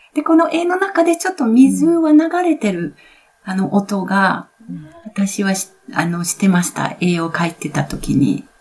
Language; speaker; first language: Japanese; non-native, fluent; Italian